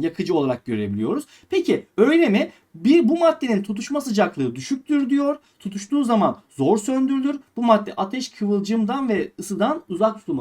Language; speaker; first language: Turkish; native; Turkish